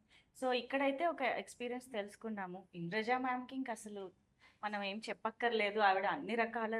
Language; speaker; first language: Telugu; native; Telugu